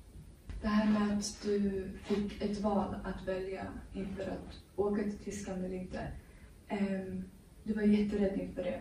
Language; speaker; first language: Swedish; native; Swedish